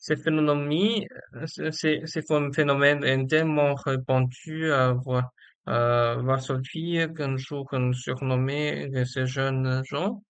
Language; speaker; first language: French; non-native, learner; Chinese